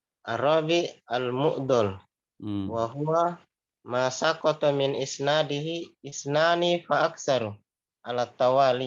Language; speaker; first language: Arabic; non-native, learner; Indonesian